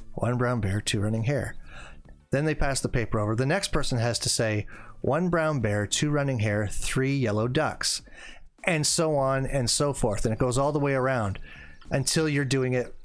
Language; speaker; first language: English; native; English